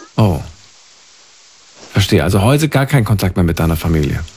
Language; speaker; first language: German; native; German